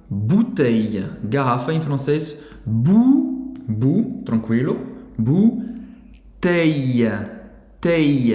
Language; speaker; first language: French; non-native, fluent; Portuguese